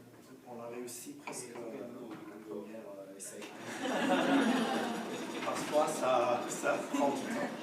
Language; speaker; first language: French; non-native, fluent; Hebrew